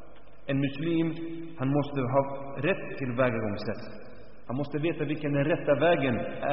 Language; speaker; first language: Swedish; early bilingual, other home language; Arabic